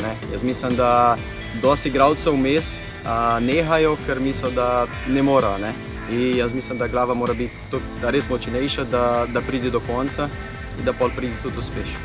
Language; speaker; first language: Slovenian; non-native, fluent; Portuguese